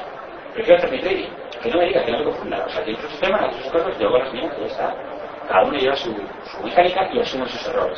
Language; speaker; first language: Spanish; native; Spanish